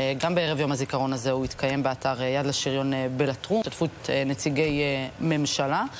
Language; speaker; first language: Hebrew; native; Hebrew